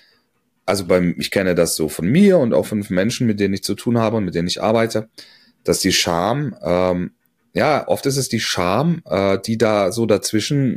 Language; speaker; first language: German; native; German